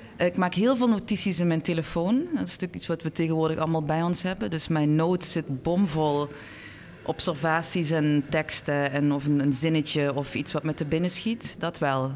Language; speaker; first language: Dutch; native; Dutch